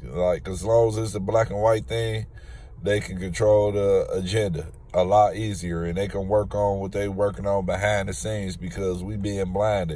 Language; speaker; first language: English; native; English